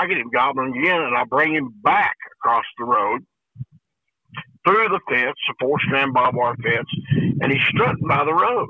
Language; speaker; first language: English; native; English